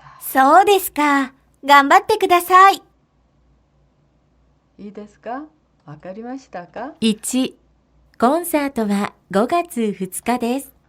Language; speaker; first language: Japanese; non-native, fluent; Korean